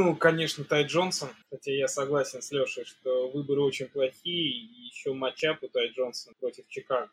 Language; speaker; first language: Russian; native; Russian